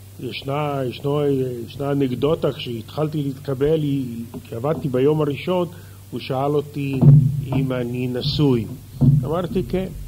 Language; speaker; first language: Hebrew; early bilingual, other home language; Russian